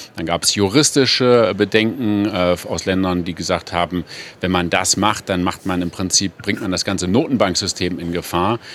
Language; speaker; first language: German; native; German